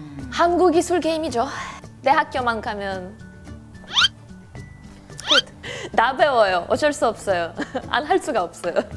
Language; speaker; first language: Korean; non-native, fluent; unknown